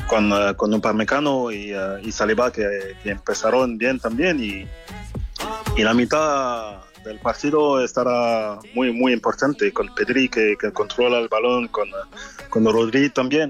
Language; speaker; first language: Spanish; non-native, learner; French